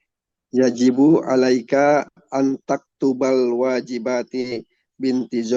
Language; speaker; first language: Arabic; non-native, learner; Indonesian